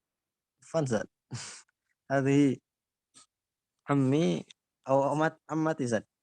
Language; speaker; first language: Arabic; non-native, learner; Indonesian